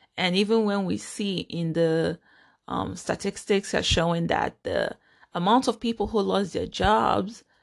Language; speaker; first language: English; non-native, local second language; Igbo